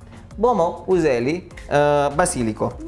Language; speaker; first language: Slovenian; non-native, learner; Italian